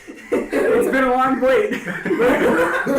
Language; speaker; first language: English; native; English